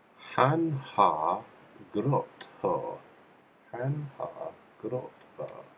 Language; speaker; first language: Swedish; non-native, learner; English